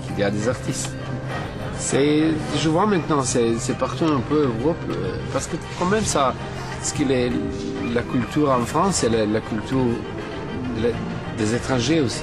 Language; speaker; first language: French; non-native, fluent; Serbian